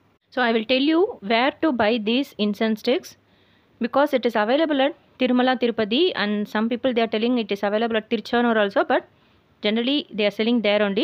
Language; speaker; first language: English; non-native, local second language; Tamil